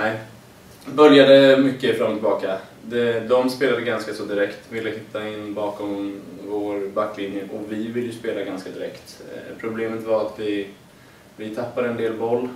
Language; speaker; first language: Swedish; native; Swedish